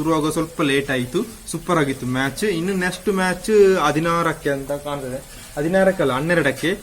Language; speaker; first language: Kannada; non-native, local second language; Tulu